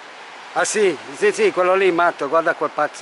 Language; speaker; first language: Italian; non-native, fluent; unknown